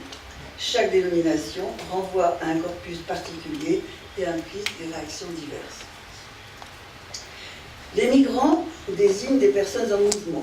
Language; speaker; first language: French; native; French